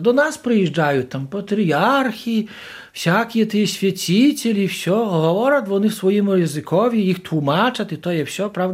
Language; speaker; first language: Polish; non-native, local second language; Ukrainian